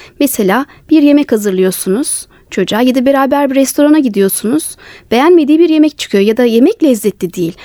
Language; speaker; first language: Turkish; native; Turkish